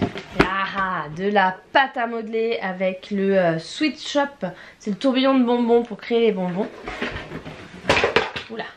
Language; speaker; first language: French; native; French